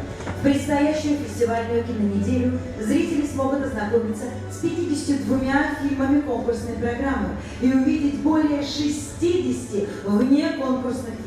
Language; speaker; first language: Russian; native; Russian